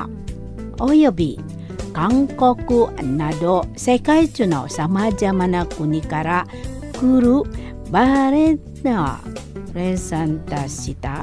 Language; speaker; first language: Japanese; non-native, learner; Indonesian